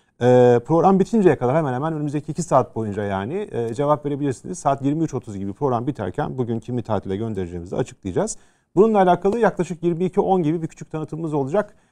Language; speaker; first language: Turkish; native; Turkish